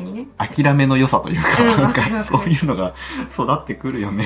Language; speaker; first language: Japanese; native; Japanese